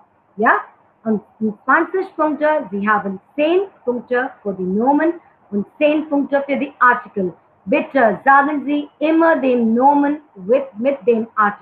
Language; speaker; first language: German; non-native, learner; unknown